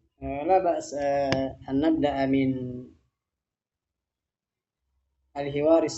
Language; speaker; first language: Arabic; non-native, fluent; Indonesian